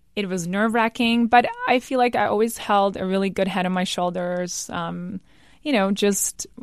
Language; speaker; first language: English; non-native, fluent; Czech